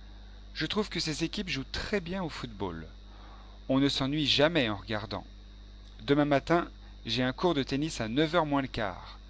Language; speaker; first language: French; non-native, learner; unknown